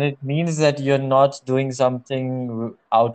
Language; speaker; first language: English; non-native, local second language; Malayalam